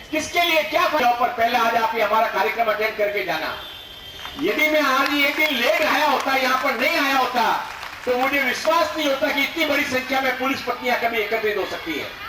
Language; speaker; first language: Hindi; non-native, local second language; Marathi